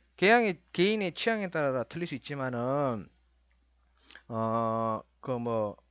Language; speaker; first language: Korean; native; Korean